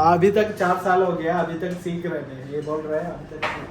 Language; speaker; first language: Hindi; non-native, learner; Malayalam